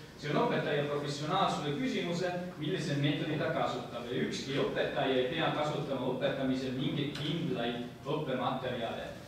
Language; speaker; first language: Estonian; non-native, fluent; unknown